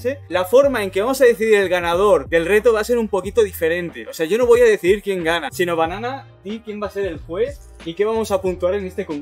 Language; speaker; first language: Spanish; native; Spanish